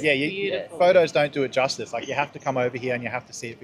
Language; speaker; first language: English; native; English